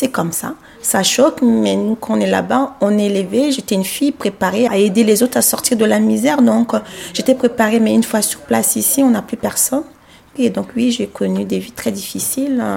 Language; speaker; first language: French; non-native, local second language; Sango